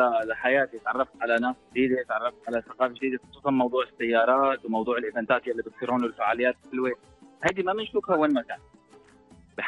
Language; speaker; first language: Arabic; native; Arabic